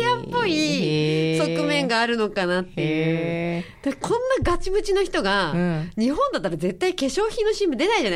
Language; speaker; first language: Japanese; native; Japanese